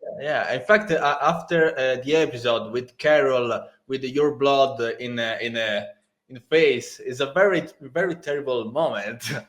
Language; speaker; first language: English; non-native, learner; Italian